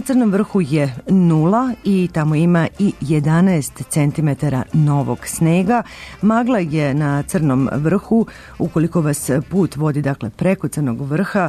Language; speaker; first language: Serbian; native; Serbian